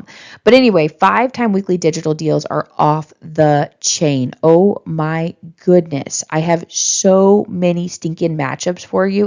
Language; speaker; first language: English; native; English